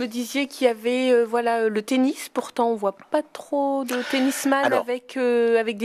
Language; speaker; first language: French; native; French